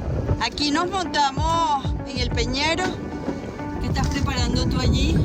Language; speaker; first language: Spanish; native; Spanish